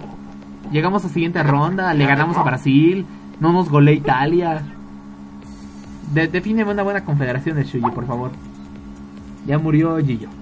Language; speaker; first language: Spanish; native; Spanish